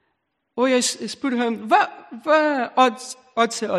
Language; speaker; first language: Danish; non-native, learner; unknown